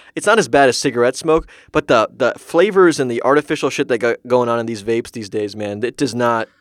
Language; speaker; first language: English; early bilingual, other home language; Hindi